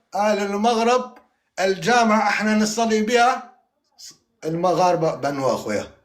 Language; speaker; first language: Arabic; non-native, local second language; Kurdish